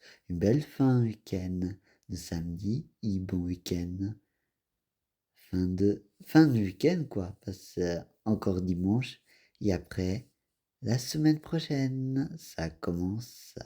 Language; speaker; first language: French; non-native, fluent; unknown